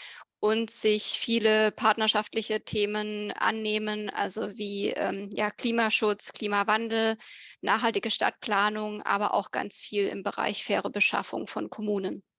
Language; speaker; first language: German; native; German